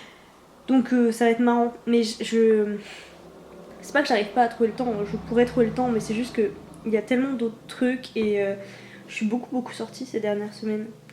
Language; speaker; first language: French; native; French